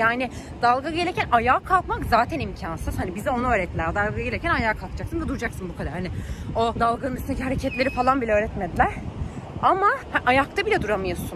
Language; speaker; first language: Turkish; native; Turkish